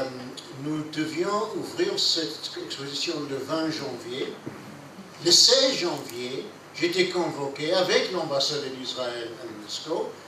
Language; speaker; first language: French; non-native, fluent; English